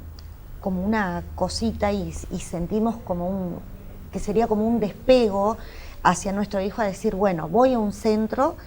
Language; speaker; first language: Spanish; native; Spanish